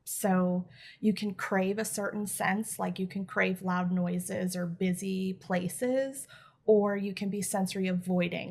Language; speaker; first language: English; native; English